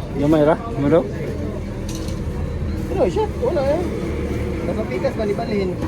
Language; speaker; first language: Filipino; non-native, local second language; Cebuano